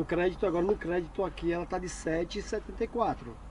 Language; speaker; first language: Portuguese; native; Portuguese